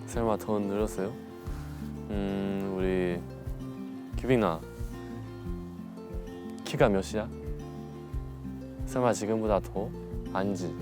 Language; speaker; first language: Korean; non-native, learner; Chinese